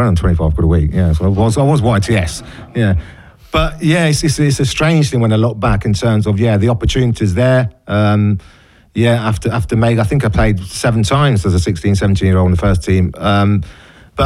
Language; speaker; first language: English; native; English